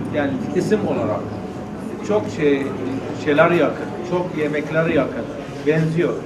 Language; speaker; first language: Turkish; non-native, learner; Arabic